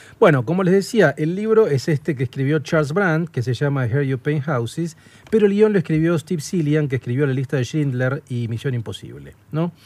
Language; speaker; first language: Spanish; native; Spanish